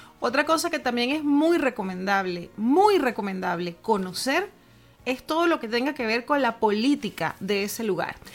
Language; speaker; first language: Spanish; native; Spanish